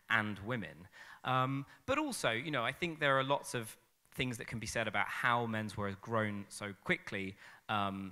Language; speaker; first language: English; native; English